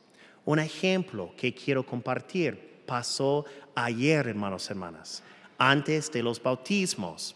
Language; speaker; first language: Spanish; non-native, fluent; English